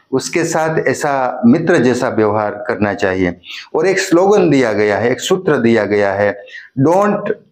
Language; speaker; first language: Hindi; non-native, local second language; Gujarati